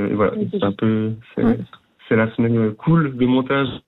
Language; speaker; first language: French; native; French